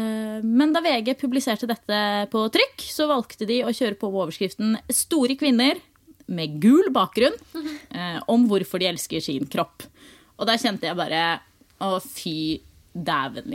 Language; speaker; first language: Norwegian; native; Norwegian